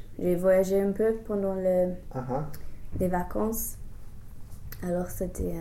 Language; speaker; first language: French; non-native, fluent; English